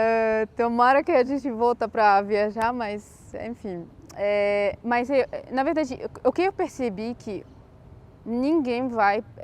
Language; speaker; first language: Portuguese; non-native, fluent; Arabic